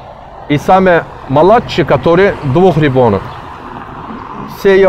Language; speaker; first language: Russian; non-native, learner; Turkish